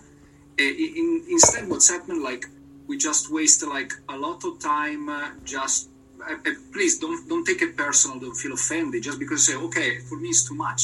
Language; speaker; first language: English; non-native, learner; Italian